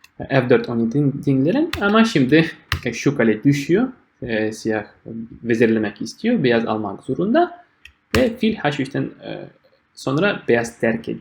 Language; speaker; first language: Turkish; non-native, fluent; Russian